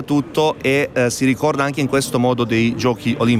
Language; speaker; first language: Italian; non-native, fluent; Bosnian